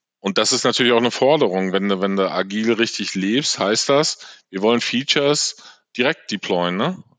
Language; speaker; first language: German; native; German